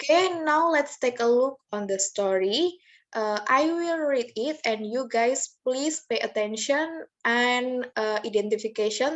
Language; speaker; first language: English; non-native, learner; Indonesian